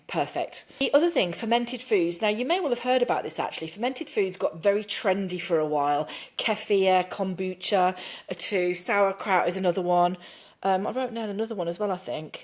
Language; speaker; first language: English; native; English